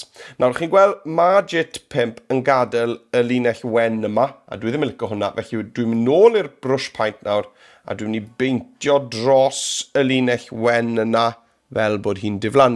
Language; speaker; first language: Welsh; native; Welsh